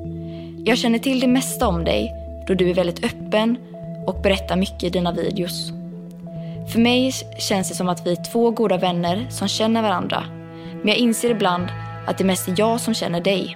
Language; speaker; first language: Swedish; native; Swedish